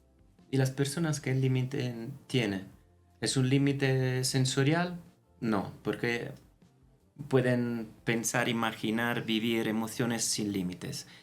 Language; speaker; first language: Spanish; non-native, fluent; Italian